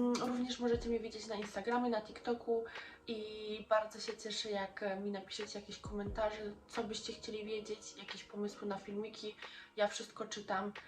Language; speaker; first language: Polish; early bilingual, heritage; Polish